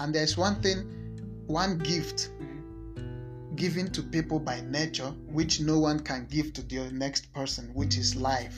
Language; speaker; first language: English; non-native, local second language; Igbo